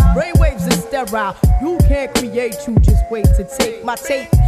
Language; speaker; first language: English; non-native, fluent; Dutch